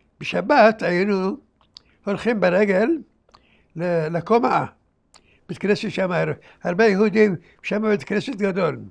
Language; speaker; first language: Hebrew; early bilingual, other home language; Arabic